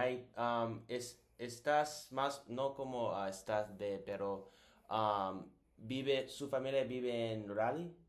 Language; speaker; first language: Spanish; non-native, learner; English